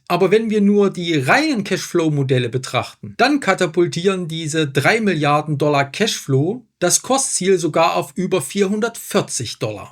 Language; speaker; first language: German; native; German